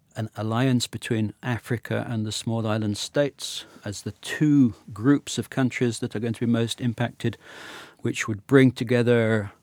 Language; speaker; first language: English; native; English